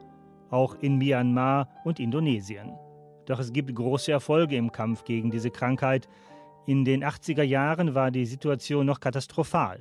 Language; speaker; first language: German; native; German